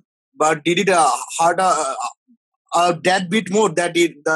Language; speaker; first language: English; non-native, local second language; Bangla